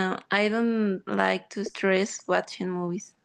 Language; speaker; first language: English; non-native, learner; Spanish